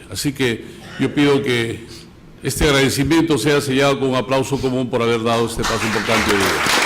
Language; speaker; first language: Spanish; native; Spanish